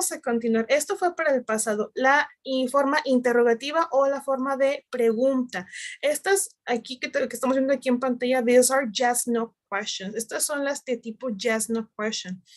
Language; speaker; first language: Spanish; native; Spanish